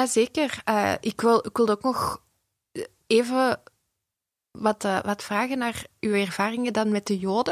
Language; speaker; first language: Dutch; native; Dutch